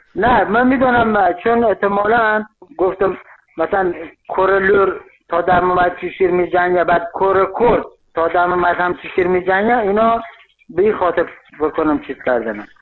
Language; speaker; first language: Persian; non-native, local second language; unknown